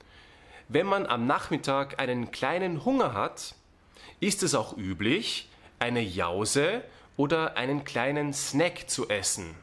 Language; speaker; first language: German; non-native, fluent; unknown